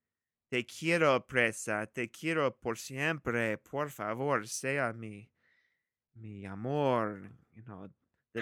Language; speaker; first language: Spanish; non-native, learner; English